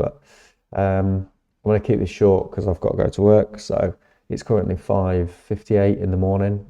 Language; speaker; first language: English; native; English